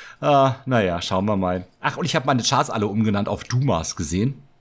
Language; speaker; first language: German; native; German